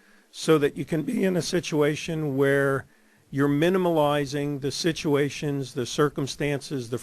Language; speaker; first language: English; native; English